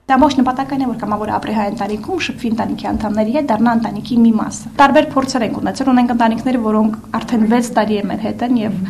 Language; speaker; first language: Armenian; native; Armenian